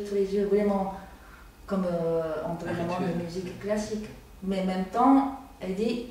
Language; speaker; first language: French; non-native, learner; Japanese